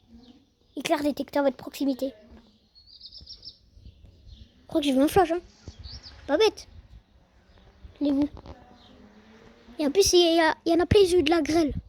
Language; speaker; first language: French; native; French